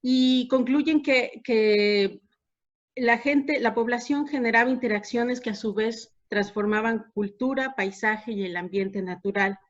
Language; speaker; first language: Spanish; native; Spanish